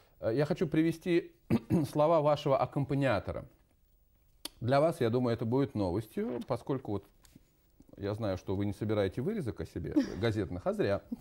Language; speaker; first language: Russian; native; Russian